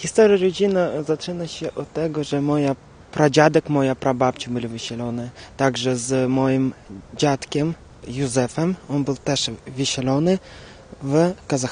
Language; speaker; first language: Polish; non-native, learner; Russian